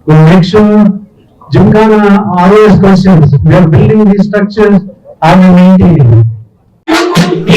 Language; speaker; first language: English; non-native, local second language; Telugu